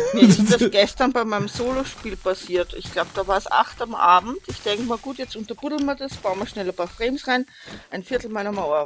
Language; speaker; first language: German; native; German